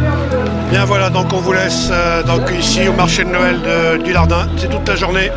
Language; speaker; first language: French; native; French